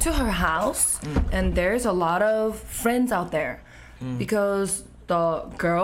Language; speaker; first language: English; non-native, fluent; Korean